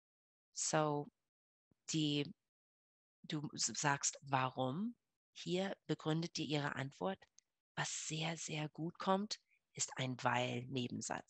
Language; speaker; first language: German; non-native, fluent; English